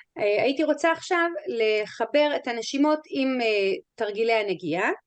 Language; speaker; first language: Hebrew; non-native, fluent; English